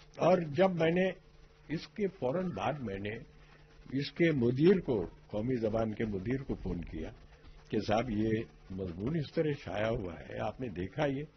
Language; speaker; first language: Urdu; native; Urdu